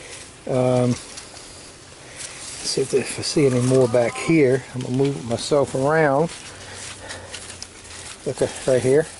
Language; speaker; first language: English; native; English